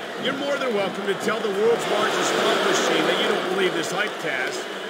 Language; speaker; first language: English; native; English